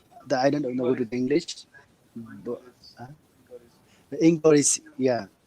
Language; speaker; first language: English; non-native, learner; Nepali